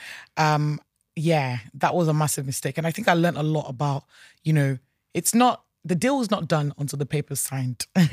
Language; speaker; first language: English; non-native, local second language; Yoruba